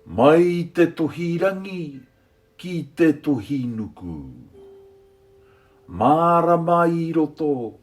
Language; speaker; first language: Māori; non-native, local second language; English